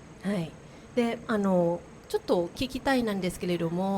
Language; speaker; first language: Japanese; non-native, learner; Thai